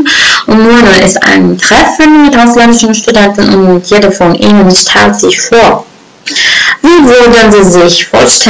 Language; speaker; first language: German; non-native, fluent; Uzbek